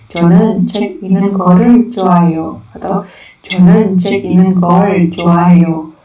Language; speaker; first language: Korean; non-native, learner; Indonesian